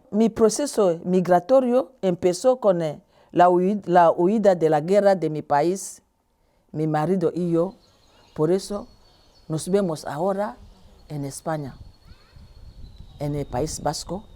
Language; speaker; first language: Spanish; non-native, learner; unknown